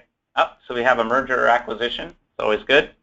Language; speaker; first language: English; native; English